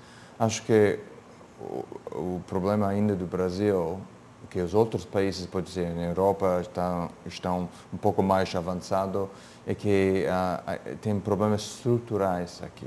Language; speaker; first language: Portuguese; non-native, fluent; English